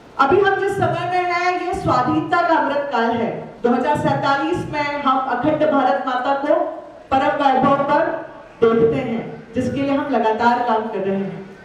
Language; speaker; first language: Hindi; native; Hindi